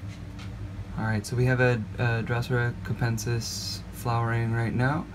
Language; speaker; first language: English; native; English